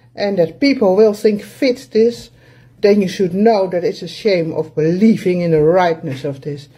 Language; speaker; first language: English; non-native, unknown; Dutch